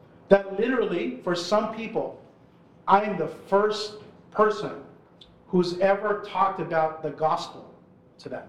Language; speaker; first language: English; non-native, local second language; Filipino